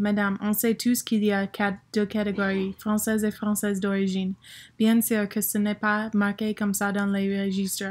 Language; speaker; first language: French; non-native, learner; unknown